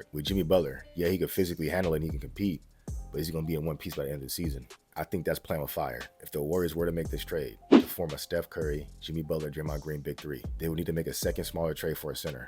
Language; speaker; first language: English; native; English